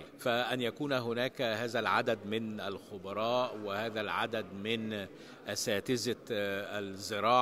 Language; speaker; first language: Arabic; native; Arabic